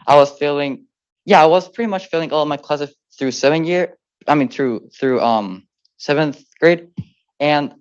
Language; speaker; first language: English; early bilingual, other home language; Spanish